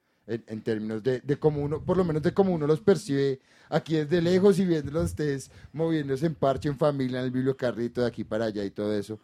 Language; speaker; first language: Spanish; native; Spanish